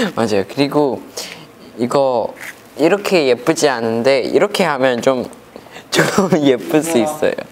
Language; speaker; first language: Korean; non-native, learner; Chinese